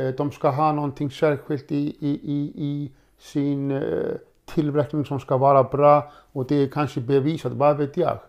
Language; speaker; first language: Swedish; non-native, fluent; Icelandic